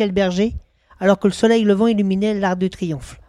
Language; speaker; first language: French; native; French